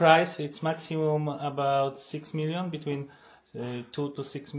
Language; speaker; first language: English; non-native, learner; Polish